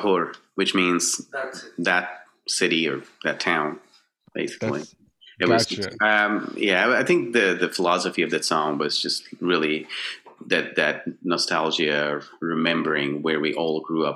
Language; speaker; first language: English; non-native, local second language; Bangla